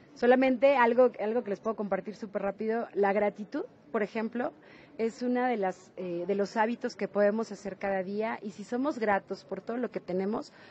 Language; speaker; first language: Spanish; native; Spanish